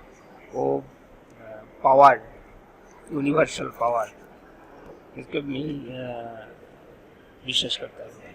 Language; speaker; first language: Hindi; non-native, local second language; Bangla